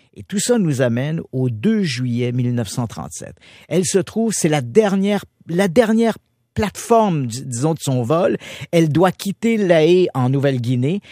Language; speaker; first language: French; native; French